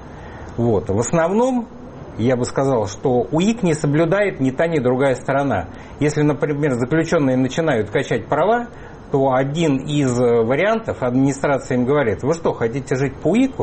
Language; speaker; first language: Russian; native; Russian